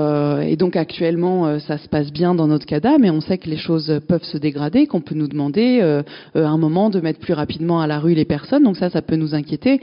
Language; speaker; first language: French; native; French